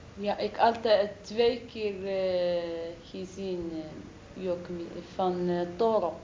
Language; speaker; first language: Dutch; non-native, learner; Arabic